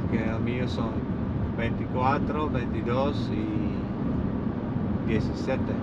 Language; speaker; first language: Spanish; non-native, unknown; Dutch